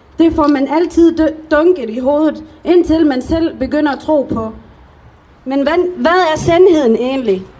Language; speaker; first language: Danish; early bilingual, other home language; Arabic